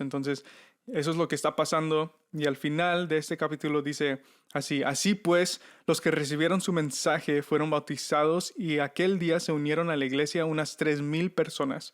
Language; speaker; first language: Spanish; early bilingual, heritage; Spanish